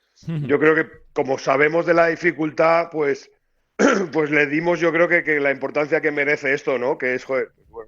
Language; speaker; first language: Spanish; native; Spanish